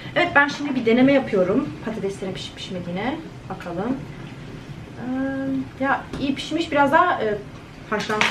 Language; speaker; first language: Turkish; native; Turkish